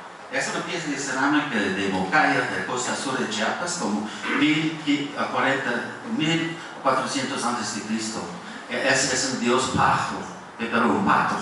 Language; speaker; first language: Spanish; non-native, fluent; English